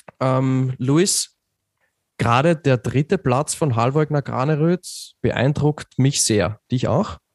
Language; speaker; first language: German; native; German